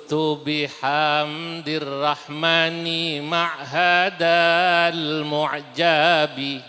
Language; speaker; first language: Arabic; non-native, fluent; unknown